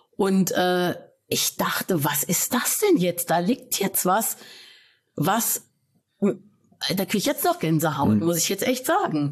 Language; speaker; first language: German; native; German